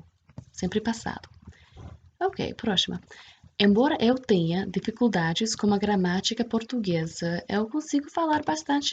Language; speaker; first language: Portuguese; non-native, fluent; English